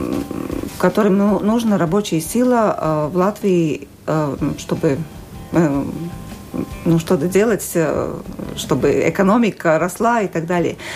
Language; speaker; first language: Russian; non-native, local second language; Latvian